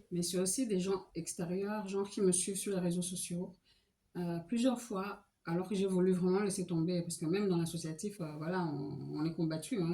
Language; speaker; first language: French; non-native, local second language; Lingala